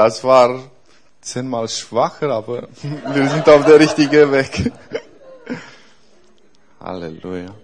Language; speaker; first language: German; non-native, fluent; Romanian